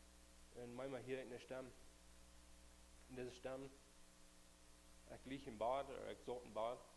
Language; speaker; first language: German; non-native, learner; Plautdietsch